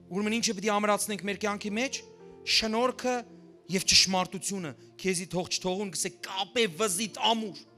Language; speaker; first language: Armenian; early bilingual, heritage; Armenian